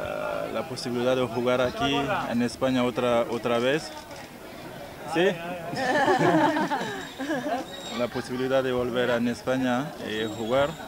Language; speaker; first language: Spanish; non-native, fluent; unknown